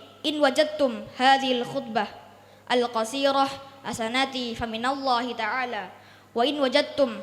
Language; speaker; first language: Arabic; non-native, learner; Indonesian